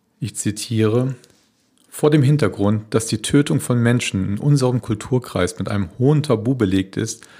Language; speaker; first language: German; native; German